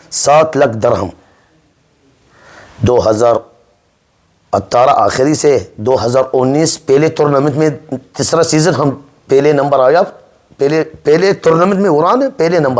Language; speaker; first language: Hindi; non-native, learner; Arabic